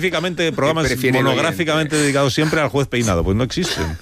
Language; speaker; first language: Spanish; native; Spanish